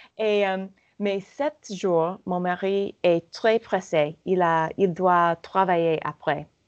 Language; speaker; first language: French; non-native, learner; English